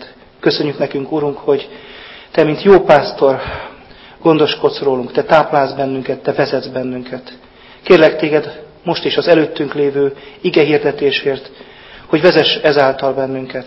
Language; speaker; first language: Hungarian; native; Hungarian